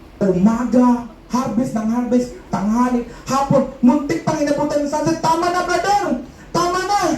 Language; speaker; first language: Filipino; non-native, local second language; Cebuano